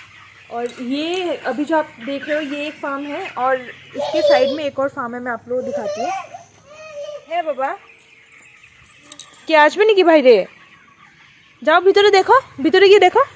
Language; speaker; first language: Hindi; native; Hindi